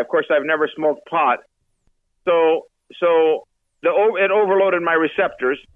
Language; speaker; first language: English; native; English